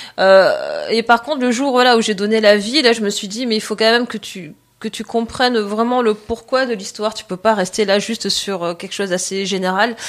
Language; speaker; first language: French; native; French